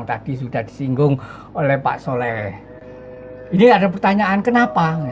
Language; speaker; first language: Indonesian; native; Indonesian